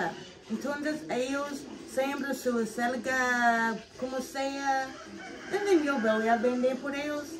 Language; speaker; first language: Spanish; non-native, learner; English